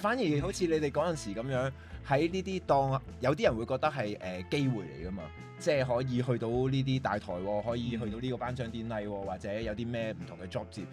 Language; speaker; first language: Cantonese; native; Cantonese